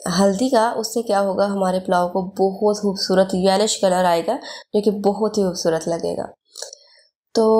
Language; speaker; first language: Urdu; native; Urdu